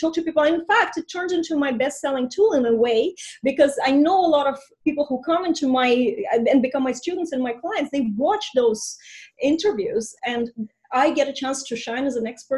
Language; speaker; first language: English; non-native, fluent; Russian